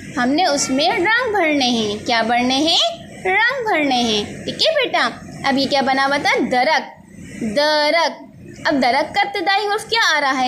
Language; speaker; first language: Urdu; native; Urdu